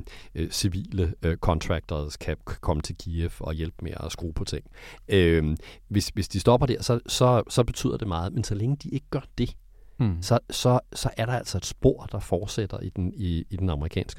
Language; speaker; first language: Danish; native; Danish